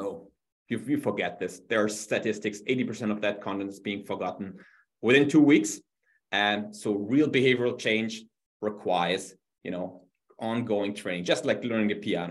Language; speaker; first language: English; non-native, fluent; German